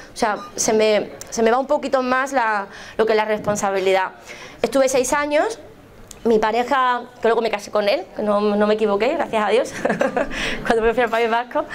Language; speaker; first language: Spanish; native; Spanish